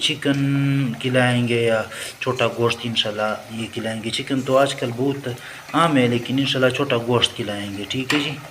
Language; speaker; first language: Urdu; non-native, local second language; Pashto